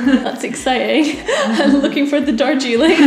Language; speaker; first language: English; native; English